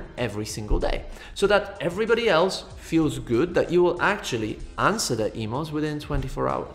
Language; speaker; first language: English; non-native, fluent; Polish